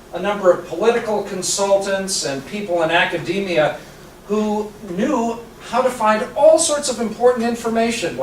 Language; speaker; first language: English; native; English